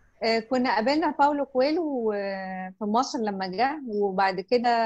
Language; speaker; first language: Arabic; native; Arabic